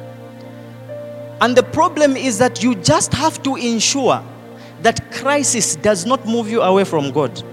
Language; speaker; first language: English; non-native, local second language; Nyanja